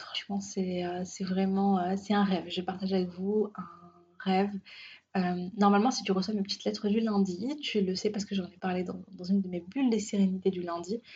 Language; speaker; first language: French; native; French